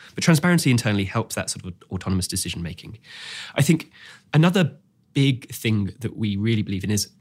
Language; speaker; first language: English; native; English